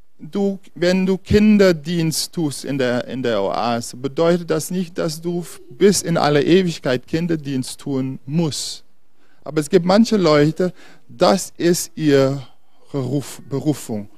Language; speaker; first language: German; non-native, fluent; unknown